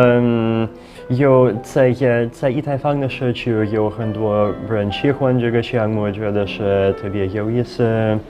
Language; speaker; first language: Chinese; non-native, fluent; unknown